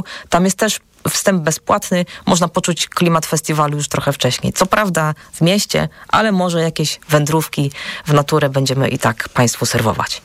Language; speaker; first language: Polish; native; Polish